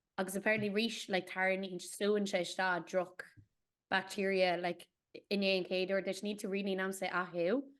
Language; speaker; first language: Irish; native; Irish